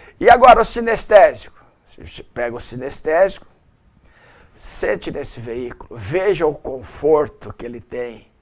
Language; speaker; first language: Portuguese; native; Portuguese